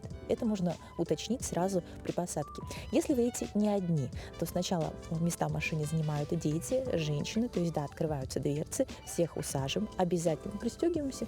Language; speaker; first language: Russian; native; Russian